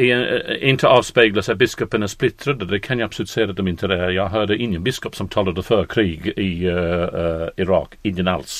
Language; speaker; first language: Swedish; non-native, fluent; English